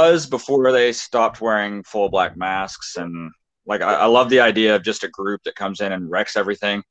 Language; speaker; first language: English; native; English